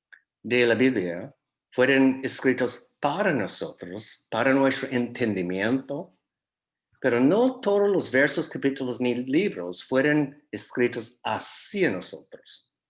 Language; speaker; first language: Spanish; non-native, fluent; English